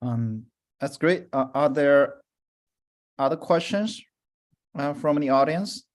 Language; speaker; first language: English; non-native, fluent; Chinese